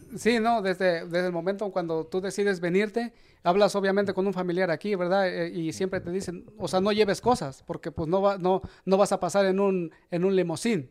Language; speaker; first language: Spanish; native; Spanish